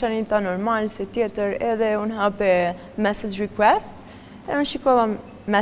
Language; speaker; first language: Albanian; early bilingual, heritage; Albanian